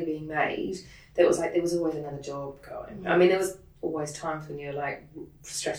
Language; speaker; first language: English; native; English